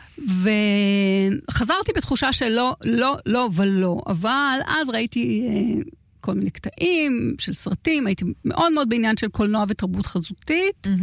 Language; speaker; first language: Hebrew; native; Hebrew